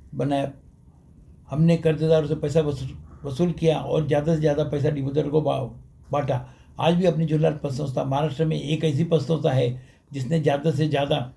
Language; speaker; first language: Hindi; non-native, local second language; Sindhi